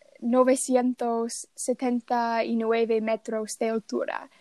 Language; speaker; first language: Spanish; non-native, learner; English